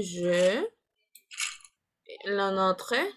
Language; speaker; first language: French; non-native, fluent; Spanish